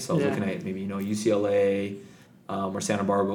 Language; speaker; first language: English; native; English